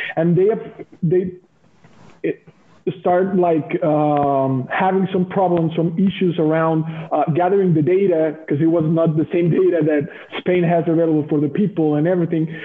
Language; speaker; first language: English; non-native, fluent; Spanish